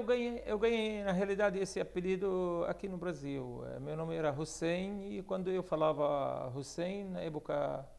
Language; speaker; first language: Portuguese; non-native, fluent; Arabic